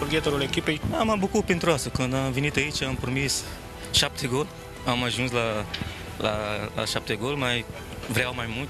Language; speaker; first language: Romanian; non-native, learner; Portuguese